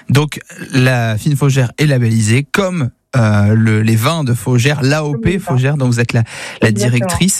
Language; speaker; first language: French; native; French